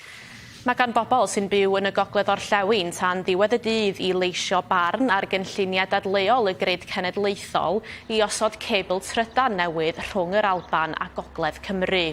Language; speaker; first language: Welsh; native; Welsh